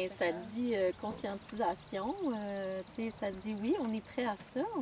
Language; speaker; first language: French; native; French